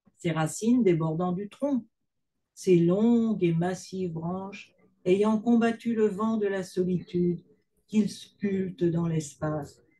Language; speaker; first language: French; native; French